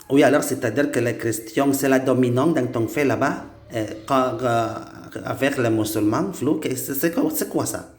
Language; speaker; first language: French; non-native, learner; Indonesian